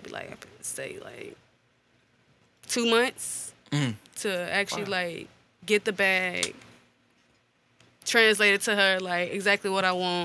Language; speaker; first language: English; native; English